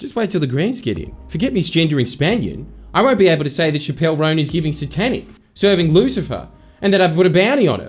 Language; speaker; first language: English; native; English